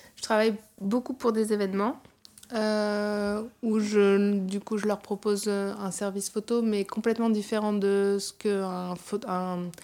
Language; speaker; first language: French; native; French